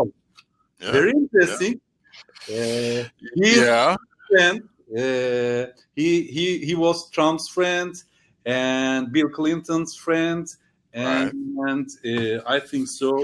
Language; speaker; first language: English; non-native, learner; Turkish